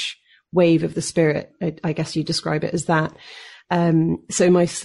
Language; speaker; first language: English; native; English